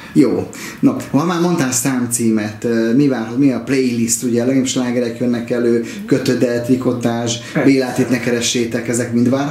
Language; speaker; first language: Hungarian; native; Hungarian